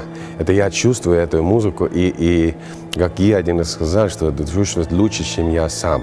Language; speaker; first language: Russian; non-native, fluent; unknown